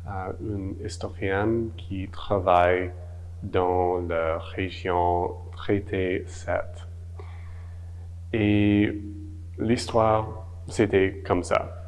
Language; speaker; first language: French; non-native, local second language; English